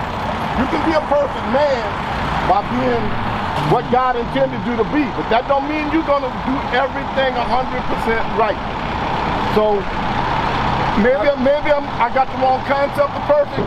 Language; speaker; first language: English; native; English